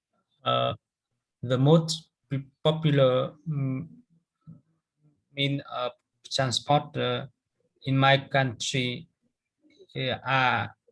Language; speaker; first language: English; non-native, learner; Vietnamese